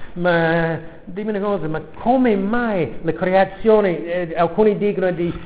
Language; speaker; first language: Italian; non-native, fluent; English